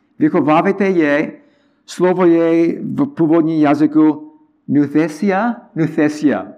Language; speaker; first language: Czech; non-native, learner; English